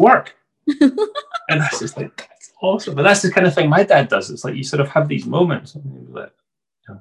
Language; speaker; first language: English; native; English